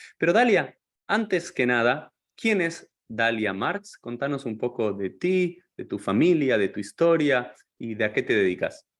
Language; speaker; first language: Spanish; native; Spanish